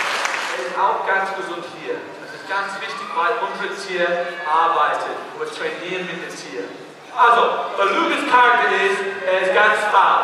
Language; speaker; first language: German; non-native, learner; English